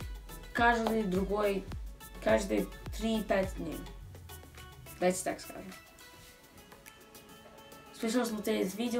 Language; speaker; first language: Russian; early bilingual, other home language; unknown